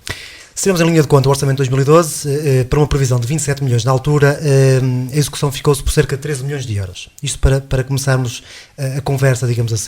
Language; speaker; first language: Portuguese; native; Portuguese